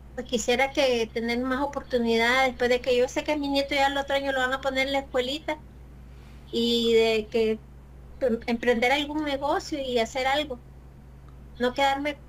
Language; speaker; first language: Spanish; native; Spanish